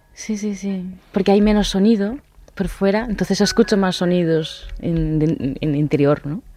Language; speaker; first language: Spanish; non-native, fluent; Japanese